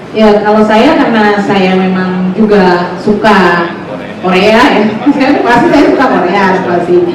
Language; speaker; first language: Indonesian; native; Indonesian